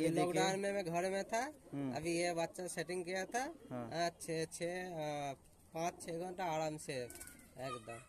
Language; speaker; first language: Hindi; non-native, local second language; Bangla